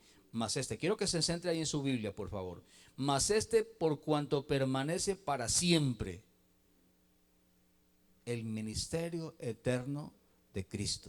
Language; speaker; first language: Spanish; native; Spanish